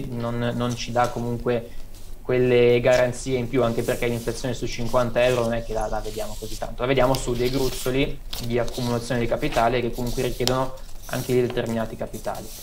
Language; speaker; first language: Italian; native; Italian